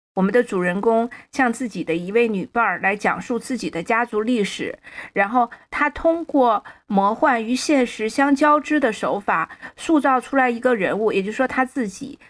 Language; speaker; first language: Chinese; native; Chinese